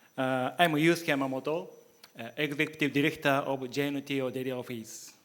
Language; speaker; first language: English; non-native, learner; Japanese